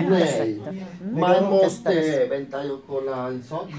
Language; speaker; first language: Swedish; non-native, learner; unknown